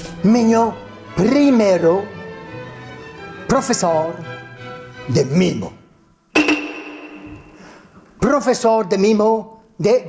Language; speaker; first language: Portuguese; non-native, learner; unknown